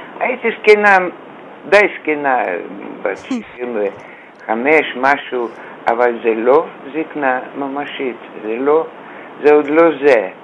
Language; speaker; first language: Hebrew; non-native, fluent; Russian